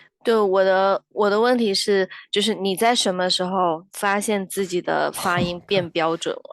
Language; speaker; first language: Chinese; native; Chinese